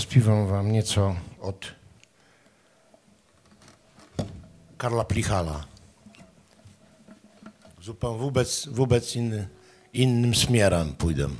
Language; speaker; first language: Czech; non-native, learner; Polish